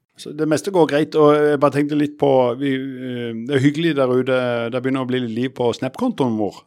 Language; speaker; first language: Norwegian; native; Norwegian